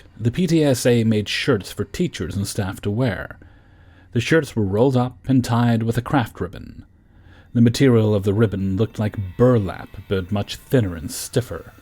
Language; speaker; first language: English; native; English